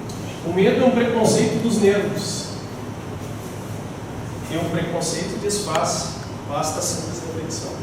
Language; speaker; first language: Portuguese; native; Portuguese